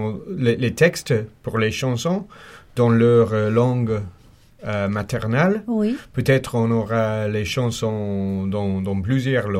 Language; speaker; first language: French; non-native, fluent; English